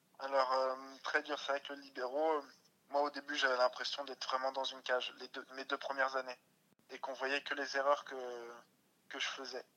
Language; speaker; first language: French; early bilingual, other home language; Russian